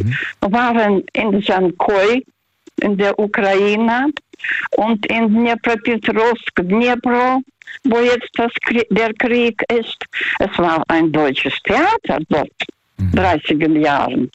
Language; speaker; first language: German; non-native, fluent; Russian